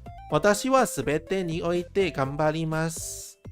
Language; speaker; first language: Japanese; non-native, learner; English